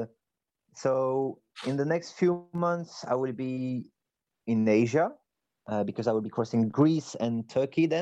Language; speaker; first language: English; non-native, fluent; French